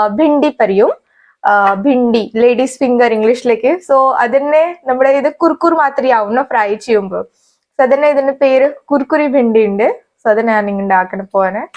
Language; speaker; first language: Malayalam; non-native, learner; Hindi